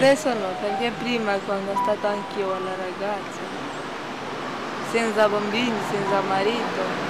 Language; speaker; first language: Italian; non-native, learner; Romanian